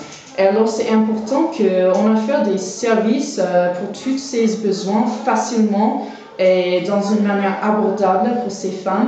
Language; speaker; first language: French; non-native, fluent; English